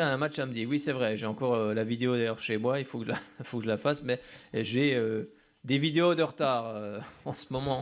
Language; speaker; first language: French; native; French